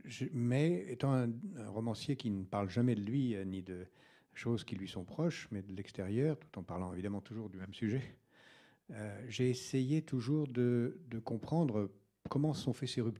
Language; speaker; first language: French; native; French